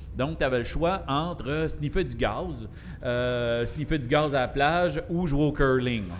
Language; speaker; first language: French; native; French